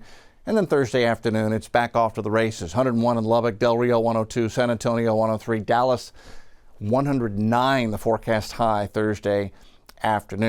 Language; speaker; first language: English; native; English